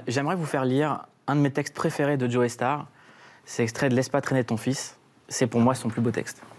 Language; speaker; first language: French; native; French